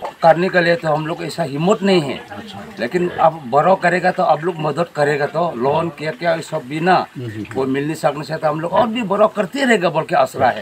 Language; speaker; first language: Hindi; non-native, local second language; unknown